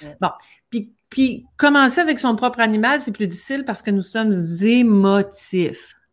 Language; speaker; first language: French; native; French